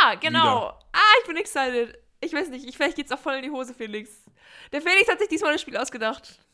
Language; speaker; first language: German; native; German